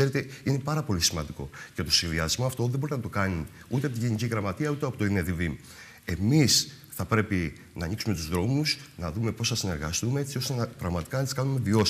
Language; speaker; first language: Greek; native; Greek